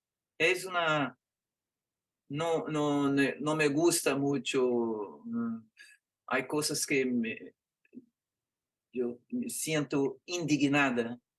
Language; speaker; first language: Spanish; non-native, fluent; Portuguese